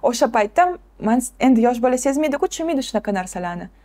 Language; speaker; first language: Uzbek; non-native, local second language; Russian